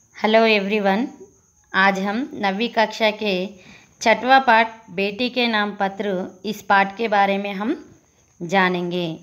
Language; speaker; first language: Hindi; non-native, local second language; Telugu